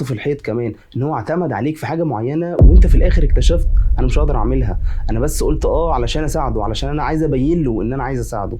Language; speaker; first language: Arabic; native; Arabic